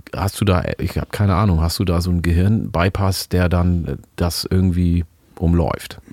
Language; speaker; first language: German; early bilingual, other home language; Oromo